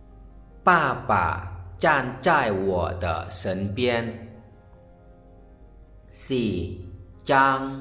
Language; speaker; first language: Chinese; non-native, fluent; Lao